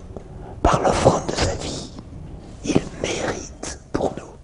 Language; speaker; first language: French; native; French